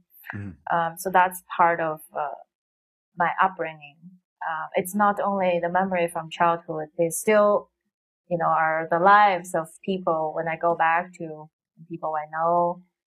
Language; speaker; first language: English; non-native, fluent; Chinese